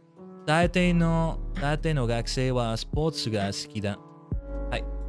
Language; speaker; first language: Japanese; non-native, learner; English